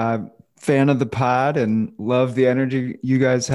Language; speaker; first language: English; native; English